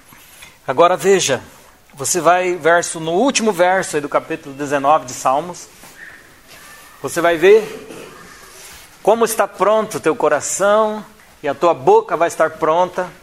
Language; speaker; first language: Portuguese; native; Portuguese